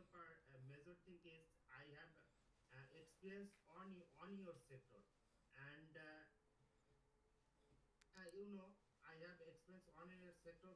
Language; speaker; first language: English; non-native, learner; Bangla